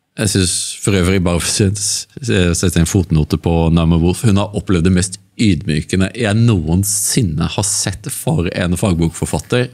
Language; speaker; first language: Norwegian; native; Norwegian